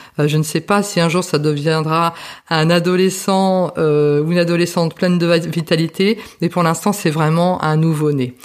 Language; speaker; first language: French; native; French